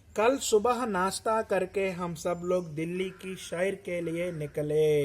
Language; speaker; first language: Hindi; non-native, local second language; Telugu